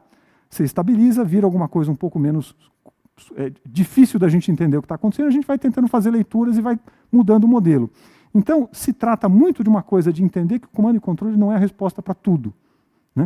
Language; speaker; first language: Portuguese; native; Portuguese